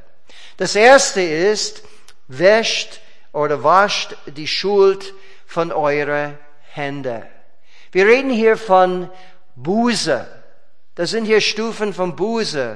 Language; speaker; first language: German; non-native, fluent; English